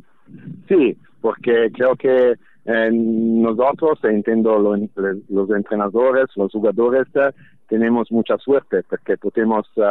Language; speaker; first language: Spanish; non-native, fluent; Italian